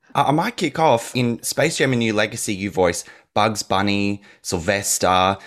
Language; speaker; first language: English; native; English